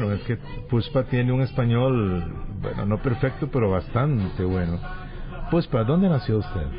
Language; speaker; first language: Spanish; native; Spanish